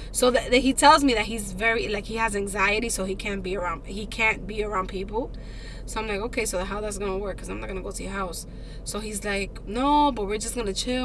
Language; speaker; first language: English; early bilingual, other home language; Spanish